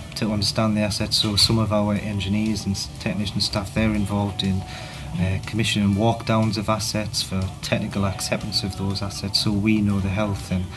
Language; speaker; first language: English; native; English